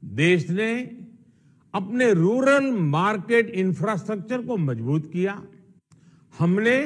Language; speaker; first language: Hindi; non-native, local second language; Gujarati